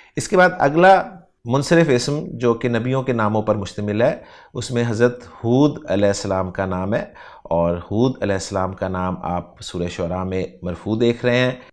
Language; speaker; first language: Urdu; native; Urdu